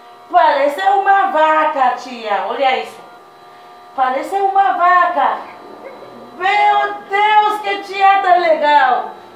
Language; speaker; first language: Portuguese; non-native, learner; Haitian Creole